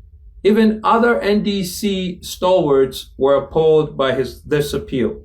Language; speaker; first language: English; non-native, local second language; Akan